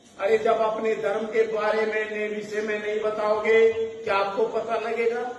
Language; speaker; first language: Hindi; native; Hindi